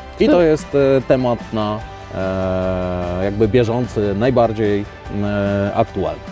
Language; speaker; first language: Polish; native; Polish